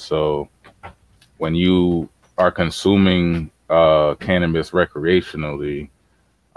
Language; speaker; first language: English; native; English